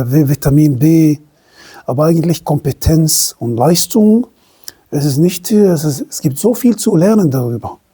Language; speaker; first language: German; non-native, fluent; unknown